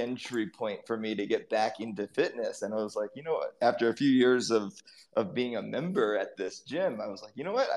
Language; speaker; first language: English; native; English